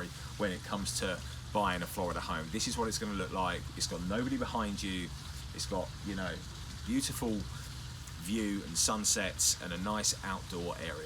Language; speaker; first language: English; native; English